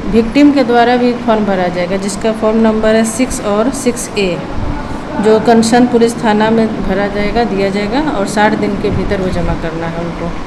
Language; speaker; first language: Hindi; native; Hindi